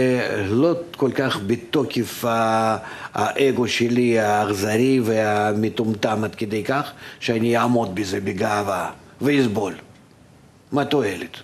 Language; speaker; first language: Hebrew; non-native, fluent; Russian